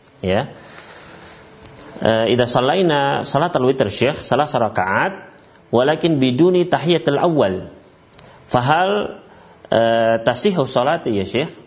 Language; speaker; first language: Arabic; non-native, fluent; Indonesian